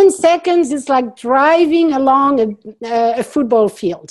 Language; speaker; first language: English; non-native, fluent; French